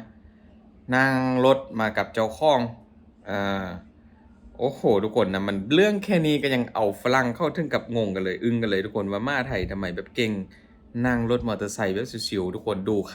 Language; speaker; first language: Thai; non-native, local second language; Lao